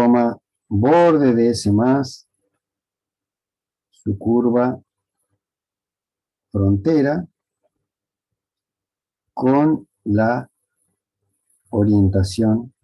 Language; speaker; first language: Spanish; native; Spanish